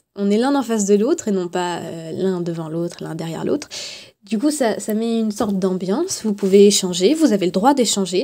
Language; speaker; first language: French; native; French